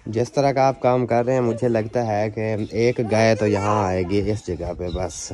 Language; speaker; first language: Urdu; non-native, local second language; Saraiki